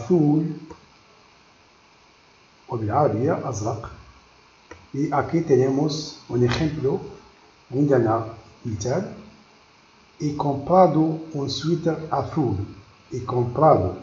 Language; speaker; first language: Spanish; non-native, learner; Arabic